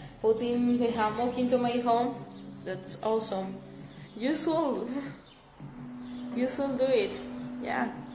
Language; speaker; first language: English; non-native, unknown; Spanish